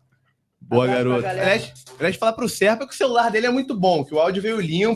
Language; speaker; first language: Portuguese; native; Portuguese